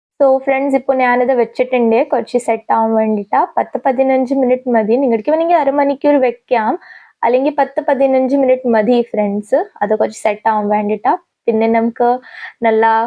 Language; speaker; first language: Malayalam; non-native, local second language; Hindi